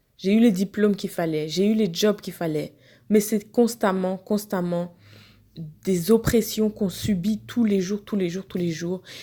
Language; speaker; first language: French; non-native, fluent; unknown